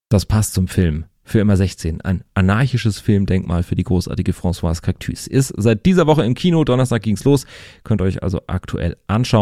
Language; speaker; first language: German; native; German